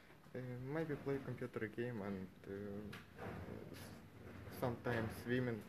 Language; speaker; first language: English; non-native, learner; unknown